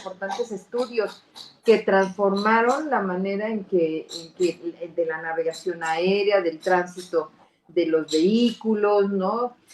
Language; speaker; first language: Spanish; native; Spanish